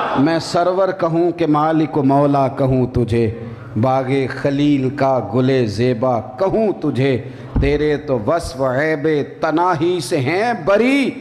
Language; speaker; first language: Urdu; non-native, local second language; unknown